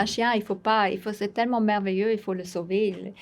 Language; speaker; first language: French; non-native, fluent; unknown